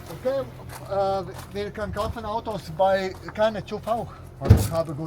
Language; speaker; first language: German; non-native, learner; Latvian